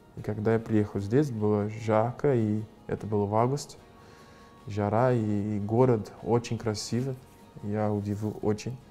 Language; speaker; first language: Russian; non-native, fluent; Portuguese